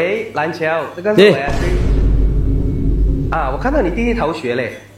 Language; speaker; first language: Chinese; non-native, local second language; Malay